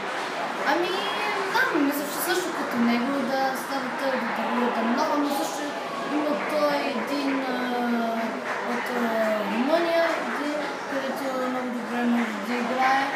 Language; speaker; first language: Bulgarian; early bilingual, heritage; Bulgarian